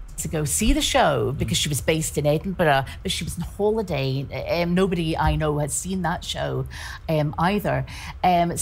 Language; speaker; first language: English; native; English